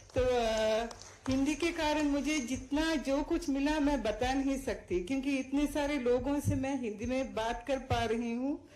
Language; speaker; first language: Hindi; non-native, fluent; Sinhala